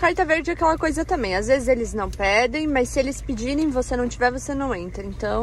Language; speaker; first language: Portuguese; native; Portuguese